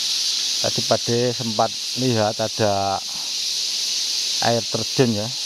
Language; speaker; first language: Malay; non-native, local second language; Javanese